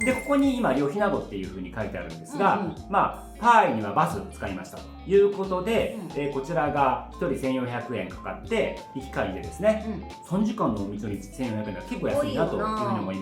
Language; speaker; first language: Japanese; native; Japanese